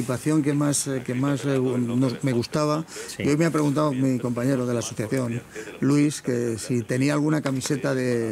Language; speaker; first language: Spanish; native; Spanish